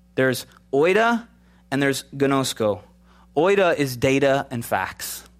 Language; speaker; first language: English; native; English